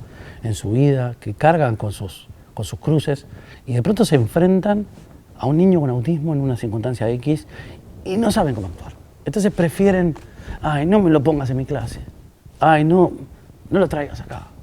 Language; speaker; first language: Spanish; native; Spanish